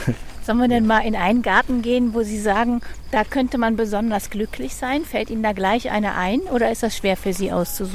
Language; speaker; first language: German; native; German